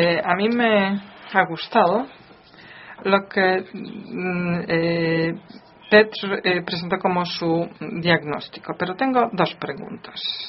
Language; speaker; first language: Spanish; non-native, fluent; Polish